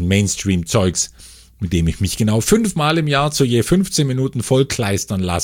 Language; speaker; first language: German; native; German